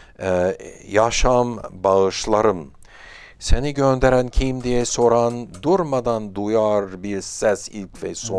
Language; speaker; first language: Turkish; non-native, fluent; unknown